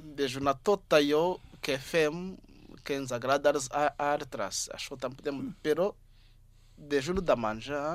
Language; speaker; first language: Catalan; non-native, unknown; Kinyarwanda